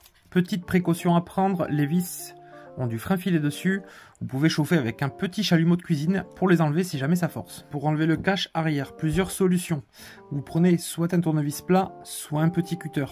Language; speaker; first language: French; native; French